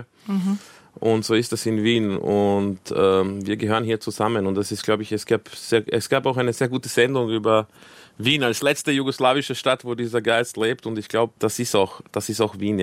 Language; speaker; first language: German; early bilingual, other home language; Croatian